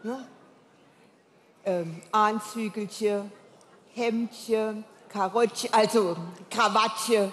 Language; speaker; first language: German; native; German